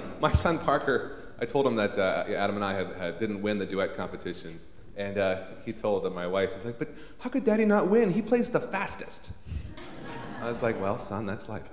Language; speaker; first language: English; native; English